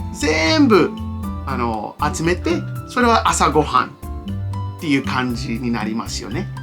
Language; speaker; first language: Japanese; non-native, fluent; English